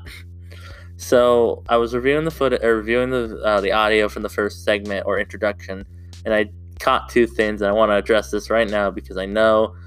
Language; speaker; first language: English; native; English